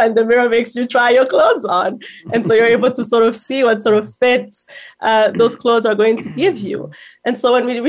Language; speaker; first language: English; non-native, local second language; Kinyarwanda